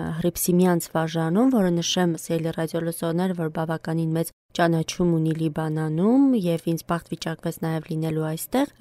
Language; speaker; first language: Armenian; native; Armenian